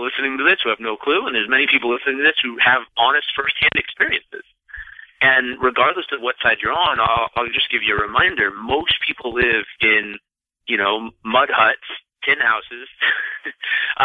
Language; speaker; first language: English; native; English